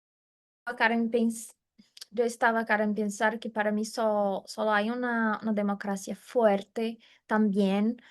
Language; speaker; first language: Spanish; non-native, fluent; Portuguese